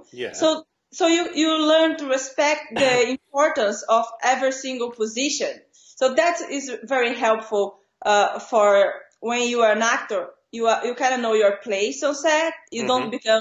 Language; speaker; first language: English; non-native, fluent; Portuguese